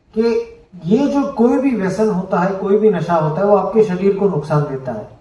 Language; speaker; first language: Hindi; non-native, local second language; Marathi